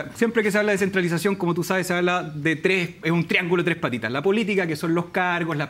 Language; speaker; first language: Spanish; native; Spanish